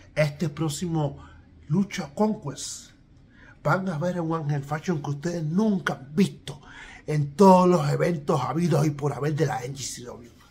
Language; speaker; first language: Spanish; native; Spanish